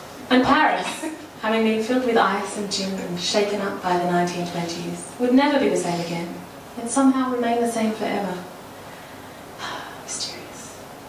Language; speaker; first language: English; native; English